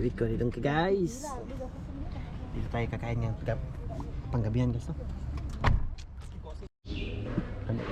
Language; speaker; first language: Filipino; native; Filipino